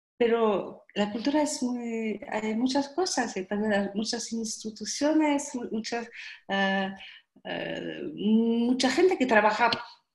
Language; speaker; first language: Spanish; non-native, learner; French